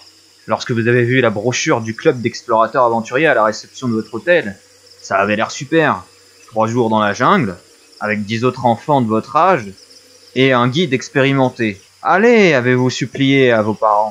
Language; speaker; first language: French; native; French